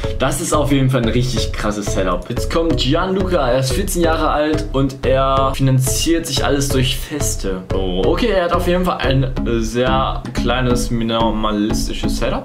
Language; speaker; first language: German; native; German